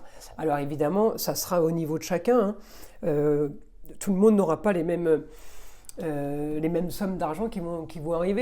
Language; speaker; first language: French; native; French